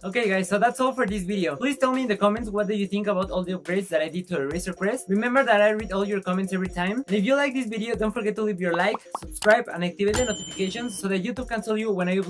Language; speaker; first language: English; non-native, local second language; Spanish